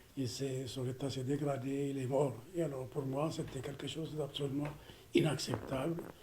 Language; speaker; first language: French; non-native, fluent; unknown